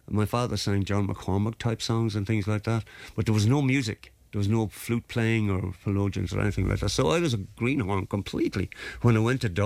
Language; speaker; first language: English; native; English